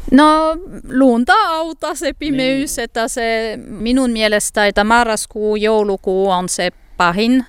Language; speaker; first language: Finnish; non-native, fluent; French